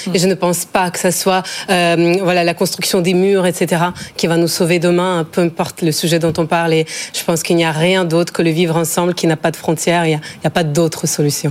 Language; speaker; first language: French; non-native, fluent; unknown